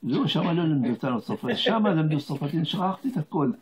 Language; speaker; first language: Hebrew; non-native, fluent; Arabic